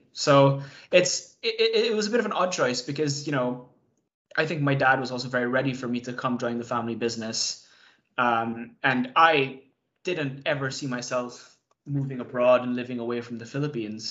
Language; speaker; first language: English; non-native, local second language; Cebuano